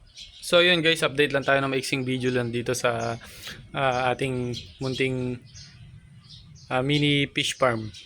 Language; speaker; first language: Filipino; non-native, local second language; Cebuano